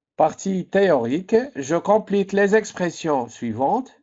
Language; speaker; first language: French; non-native, local second language; Arabic